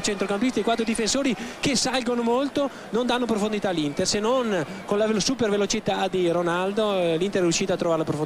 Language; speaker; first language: Italian; native; Italian